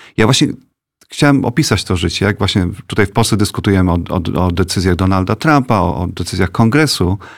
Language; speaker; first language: Polish; native; Polish